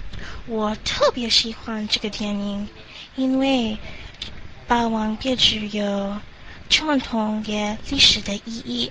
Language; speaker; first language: Chinese; non-native, learner; English